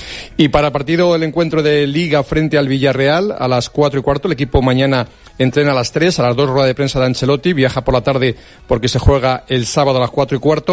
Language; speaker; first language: Spanish; native; Spanish